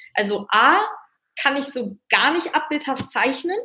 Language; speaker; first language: German; early bilingual, other home language; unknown